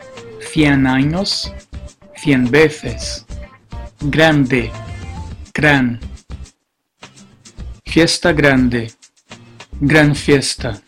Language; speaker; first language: Spanish; non-native, fluent; Portuguese